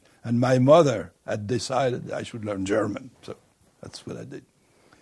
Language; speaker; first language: English; non-native, fluent; French